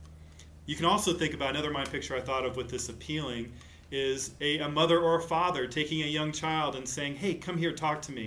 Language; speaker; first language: English; native; English